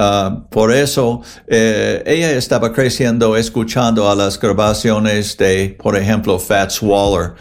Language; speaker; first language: Spanish; non-native, fluent; English